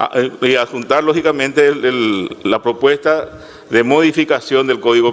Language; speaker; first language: Spanish; native; Spanish